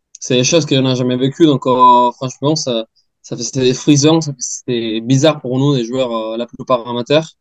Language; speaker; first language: French; non-native, fluent; Spanish